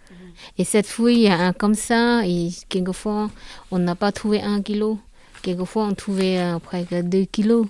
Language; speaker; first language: French; non-native, learner; Khmer